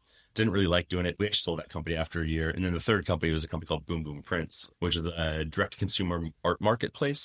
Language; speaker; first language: English; native; English